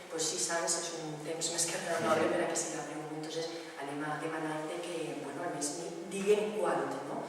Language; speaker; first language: Catalan; non-native, local second language; Spanish